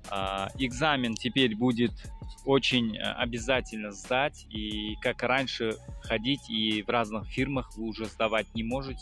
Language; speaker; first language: Russian; non-native, fluent; Tajik